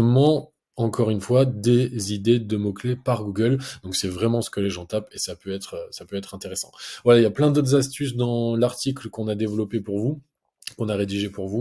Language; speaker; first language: French; native; French